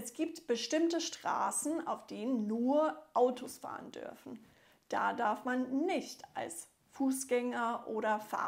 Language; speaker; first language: German; non-native, fluent; English